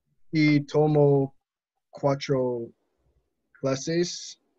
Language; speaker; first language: Spanish; non-native, learner; English